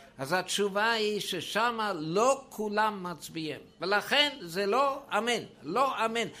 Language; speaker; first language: Hebrew; non-native, fluent; German